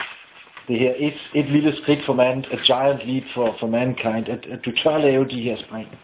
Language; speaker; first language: Danish; native; Danish